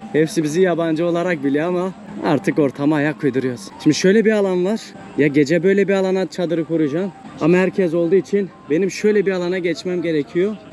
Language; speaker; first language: Turkish; native; Turkish